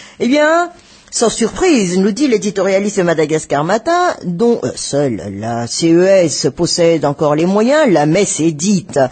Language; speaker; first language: French; non-native, local second language; Malagasy